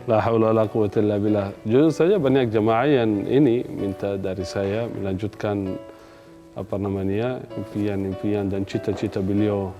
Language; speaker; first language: Indonesian; non-native, fluent; Arabic